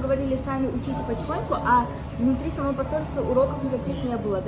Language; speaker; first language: Russian; native; Russian